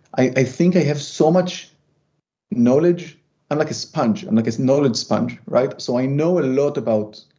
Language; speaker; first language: English; non-native, fluent; Hebrew